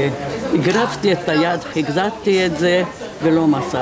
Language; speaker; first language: Hebrew; non-native, fluent; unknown